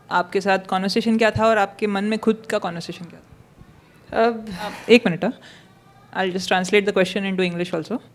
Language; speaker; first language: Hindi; native; Hindi